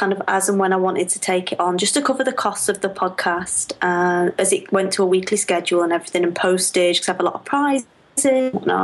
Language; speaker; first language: English; native; English